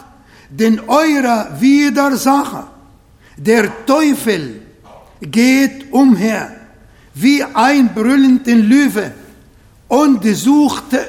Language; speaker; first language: German; non-native, fluent; Arabic